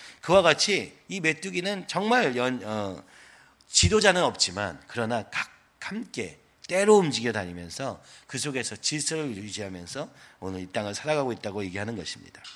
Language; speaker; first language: Korean; native; Korean